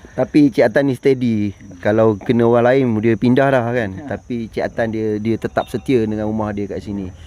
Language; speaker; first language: Malay; native; Malay